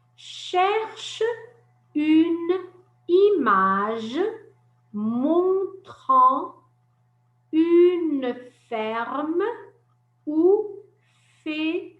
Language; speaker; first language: French; non-native, local second language; Arabic